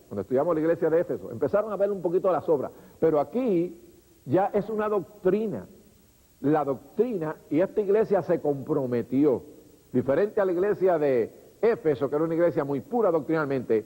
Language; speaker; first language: Spanish; native; Spanish